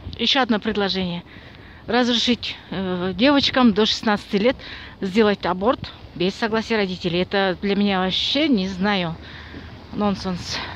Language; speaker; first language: Russian; non-native, local second language; Kazakh